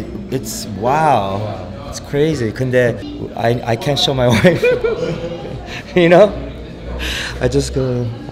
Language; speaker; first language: English; early bilingual, other home language; Korean